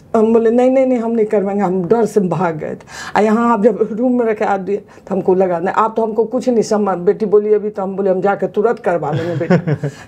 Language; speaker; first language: Hindi; native; Hindi